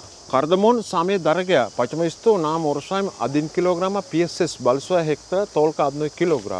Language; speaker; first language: Russian; non-native, learner; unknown